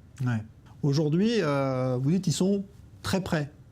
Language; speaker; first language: French; native; French